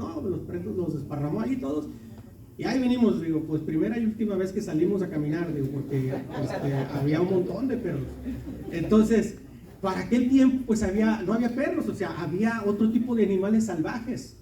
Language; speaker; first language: Spanish; native; Spanish